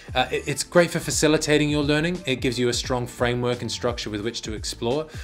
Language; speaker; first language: English; native; English